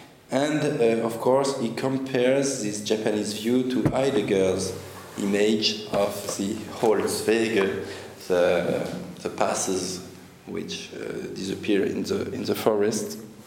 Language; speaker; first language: English; non-native, fluent; French